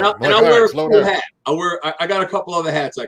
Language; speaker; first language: English; native; English